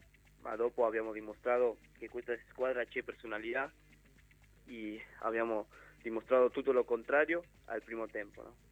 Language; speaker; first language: Italian; non-native, learner; Spanish